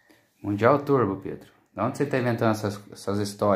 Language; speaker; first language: Portuguese; native; Portuguese